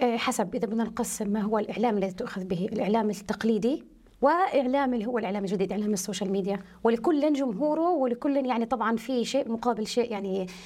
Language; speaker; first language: Arabic; early bilingual, heritage; Arabic